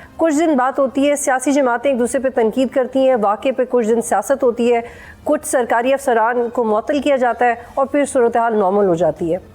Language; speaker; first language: Urdu; native; Urdu